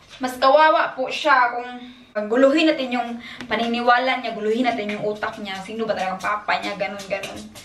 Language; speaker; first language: Filipino; non-native, local second language; Cebuano